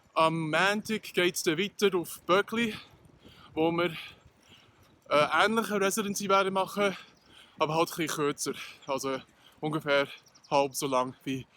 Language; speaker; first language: German; native; German